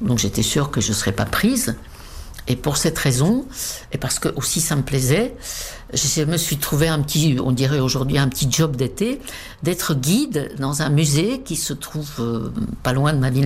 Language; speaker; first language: French; non-native, fluent; Czech